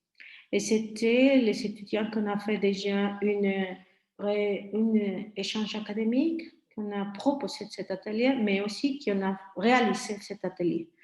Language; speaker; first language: French; non-native, fluent; Spanish